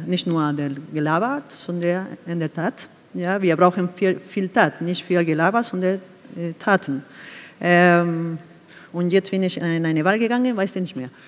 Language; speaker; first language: German; non-native, fluent; Spanish